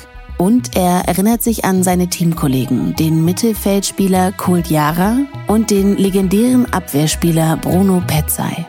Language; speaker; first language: German; native; German